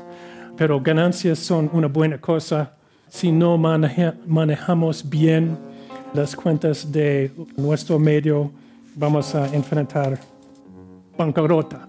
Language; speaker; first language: Spanish; non-native, fluent; English